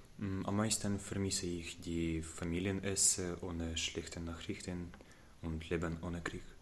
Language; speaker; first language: German; non-native, learner; Ukrainian